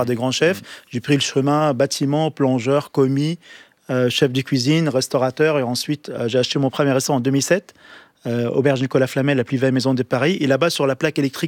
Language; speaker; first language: French; non-native, local second language; Arabic